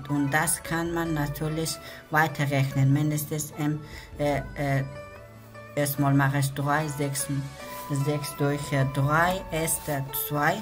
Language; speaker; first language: German; non-native, learner; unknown